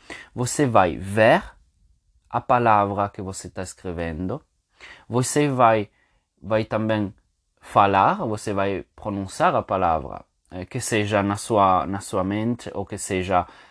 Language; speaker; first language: Portuguese; non-native, fluent; Spanish